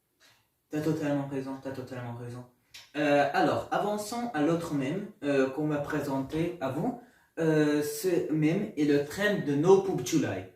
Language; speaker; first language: French; non-native, learner; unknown